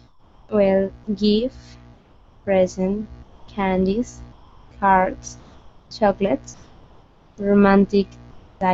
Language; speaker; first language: English; non-native, learner; Spanish